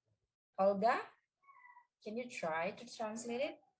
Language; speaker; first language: English; non-native, learner; Indonesian